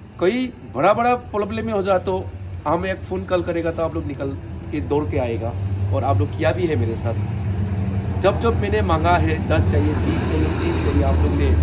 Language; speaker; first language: Hindi; non-native, local second language; Kok Borok